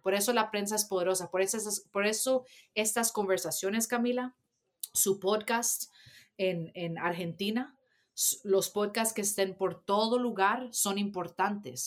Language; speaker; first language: Spanish; early bilingual, heritage; Spanish